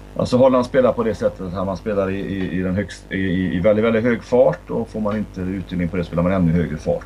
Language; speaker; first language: Swedish; native; Swedish